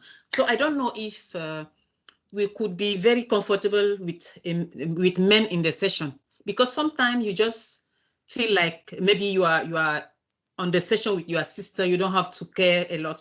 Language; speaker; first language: English; non-native, learner; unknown